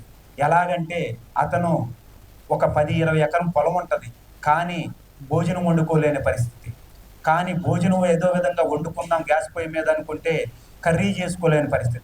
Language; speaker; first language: Telugu; native; Telugu